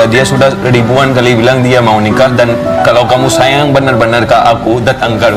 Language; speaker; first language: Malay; non-native, fluent; Hindi